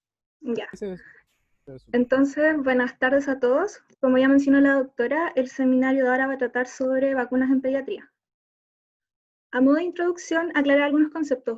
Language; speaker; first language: Spanish; native; Spanish